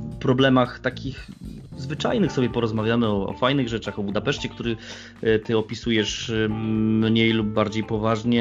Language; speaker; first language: Polish; native; Polish